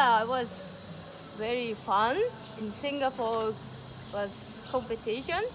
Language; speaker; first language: English; non-native, learner; Japanese